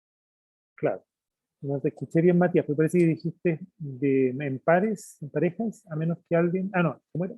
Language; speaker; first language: Spanish; native; Spanish